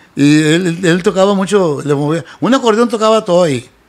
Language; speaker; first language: Spanish; native; Spanish